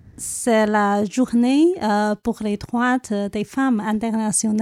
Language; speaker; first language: French; non-native, learner; Chinese